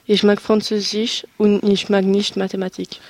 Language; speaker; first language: German; non-native, learner; French